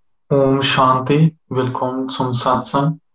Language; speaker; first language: German; non-native, fluent; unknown